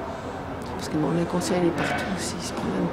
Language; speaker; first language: French; native; French